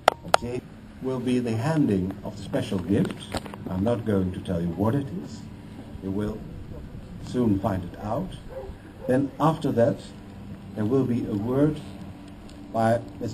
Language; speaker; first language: English; non-native, fluent; Dutch